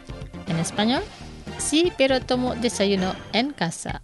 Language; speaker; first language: Spanish; non-native, learner; Indonesian